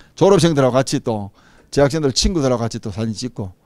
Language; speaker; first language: Korean; native; Korean